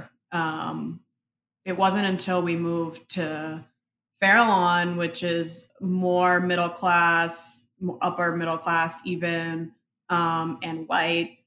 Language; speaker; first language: English; early bilingual, other home language; Spanish